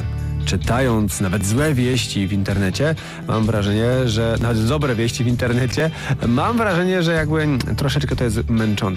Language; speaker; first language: Polish; native; Polish